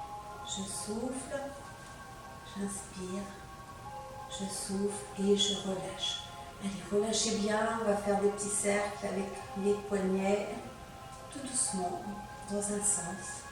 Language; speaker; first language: French; native; French